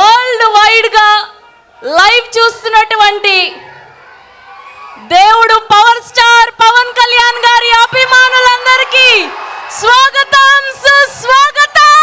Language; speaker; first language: Telugu; native; Telugu